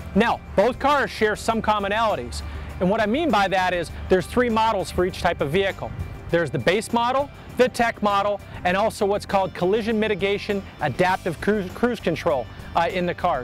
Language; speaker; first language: English; native; English